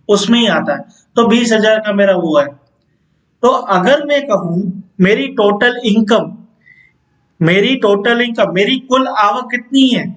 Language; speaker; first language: Hindi; non-native, local second language; Gujarati